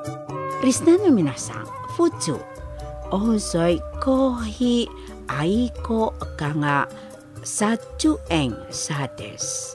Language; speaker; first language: Japanese; non-native, fluent; Indonesian